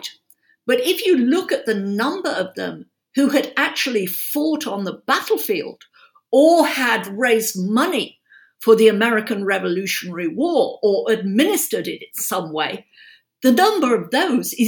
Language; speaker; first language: English; native; English